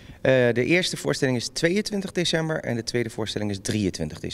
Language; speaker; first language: Dutch; native; Dutch